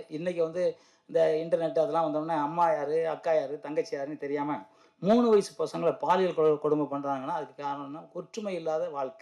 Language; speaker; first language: Tamil; native; Tamil